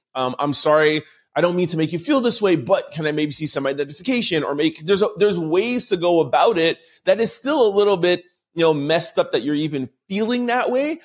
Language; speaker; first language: English; native; English